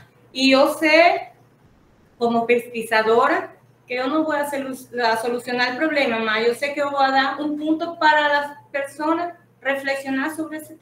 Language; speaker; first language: Portuguese; non-native, fluent; Spanish